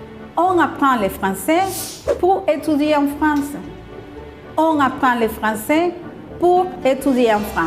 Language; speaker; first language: French; non-native, fluent; Spanish